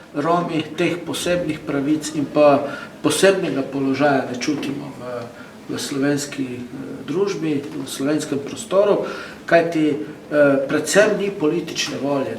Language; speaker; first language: Slovenian; non-native, local second language; Romany